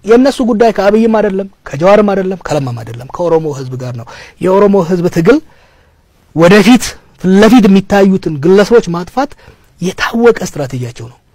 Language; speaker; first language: Amharic; non-native, local second language; Oromo